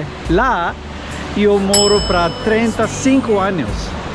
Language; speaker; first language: Portuguese; non-native, learner; Punjabi